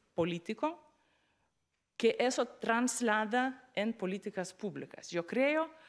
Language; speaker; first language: Spanish; non-native, fluent; Lithuanian